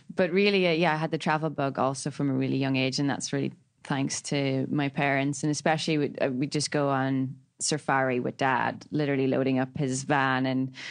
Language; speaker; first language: English; native; English